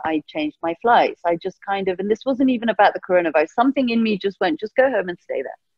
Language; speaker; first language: English; early bilingual, other home language; Persian